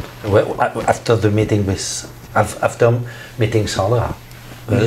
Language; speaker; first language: English; non-native, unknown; French